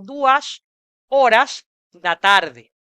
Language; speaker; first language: Portuguese; non-native, fluent; Spanish